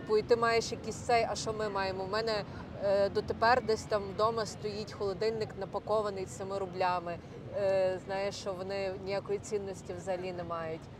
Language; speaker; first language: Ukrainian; non-native, local second language; Russian